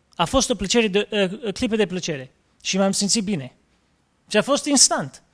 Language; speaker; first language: Romanian; early bilingual, heritage; Romanian